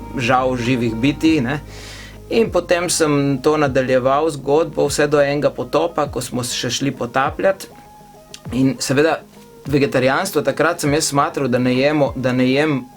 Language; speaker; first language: Slovenian; native; Slovenian